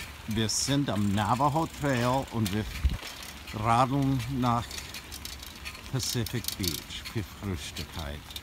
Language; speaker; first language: German; non-native, learner; English